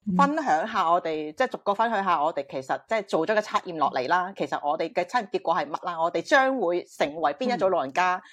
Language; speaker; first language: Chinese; non-native, local second language; Cantonese